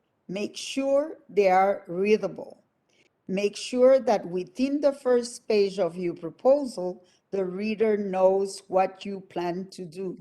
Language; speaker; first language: English; non-native, fluent; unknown